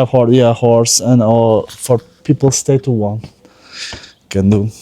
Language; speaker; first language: English; non-native, learner; Turkish